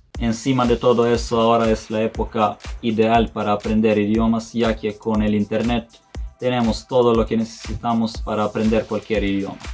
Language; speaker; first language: Spanish; non-native, fluent; Serbian